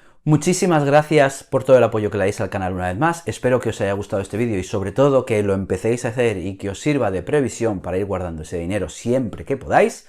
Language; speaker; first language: Spanish; native; Spanish